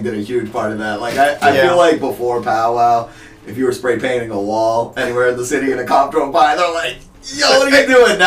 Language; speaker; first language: English; native; English